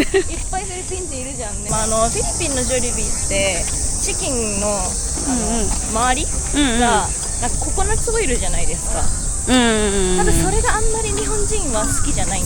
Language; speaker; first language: Japanese; non-native, fluent; Filipino